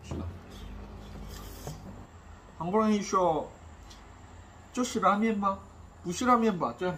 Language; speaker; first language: Chinese; non-native, learner; Korean